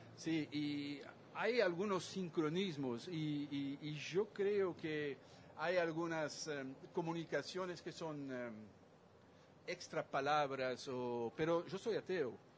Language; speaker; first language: Spanish; non-native, fluent; Dutch